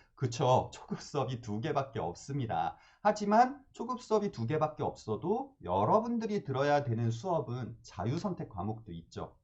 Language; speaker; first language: Korean; native; Korean